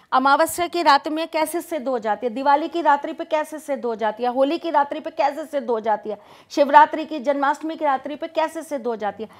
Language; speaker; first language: Hindi; native; Hindi